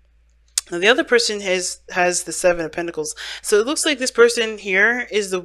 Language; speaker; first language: English; native; English